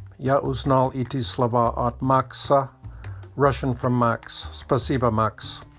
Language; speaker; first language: Russian; non-native, learner; Polish